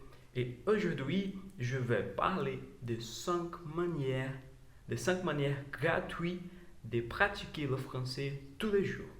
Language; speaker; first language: French; non-native, learner; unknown